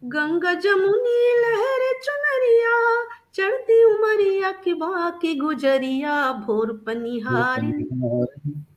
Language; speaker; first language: Hindi; native; Hindi